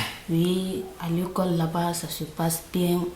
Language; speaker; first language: French; non-native, learner; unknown